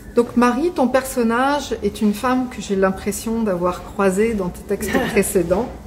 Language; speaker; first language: French; native; French